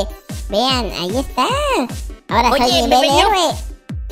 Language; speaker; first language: Spanish; native; Spanish